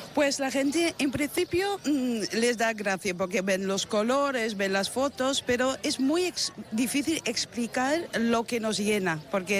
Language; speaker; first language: Spanish; non-native, fluent; Dutch